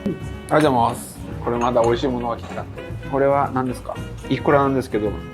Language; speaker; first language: Japanese; non-native, fluent; Korean